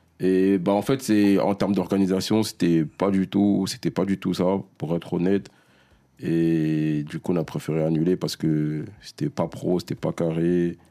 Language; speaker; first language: French; early bilingual, other home language; Lingala